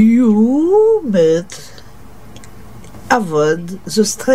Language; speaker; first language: English; non-native, learner; French